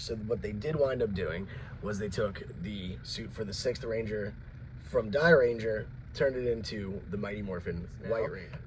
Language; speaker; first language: English; native; English